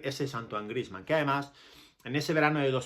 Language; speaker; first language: Spanish; native; Spanish